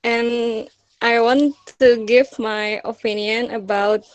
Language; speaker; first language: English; non-native, local second language; Indonesian